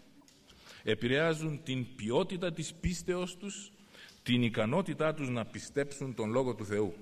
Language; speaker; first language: Greek; native; Greek